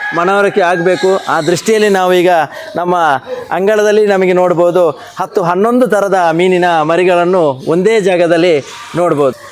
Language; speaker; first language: Kannada; native; Kannada